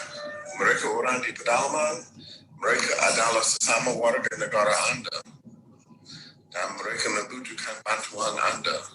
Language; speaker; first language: Indonesian; non-native, fluent; English